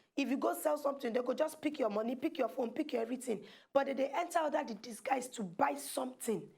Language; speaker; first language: Nigerian Pidgin; native; Nigerian Pidgin